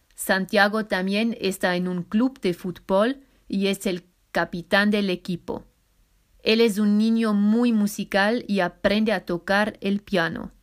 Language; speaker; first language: Spanish; non-native, fluent; German